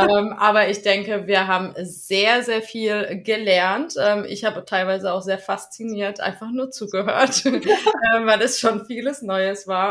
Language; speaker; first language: German; native; German